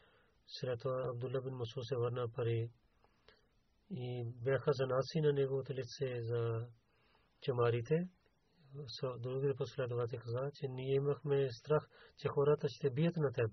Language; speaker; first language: Bulgarian; non-native, learner; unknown